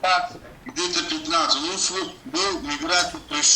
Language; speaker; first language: Russian; non-native, learner; Uzbek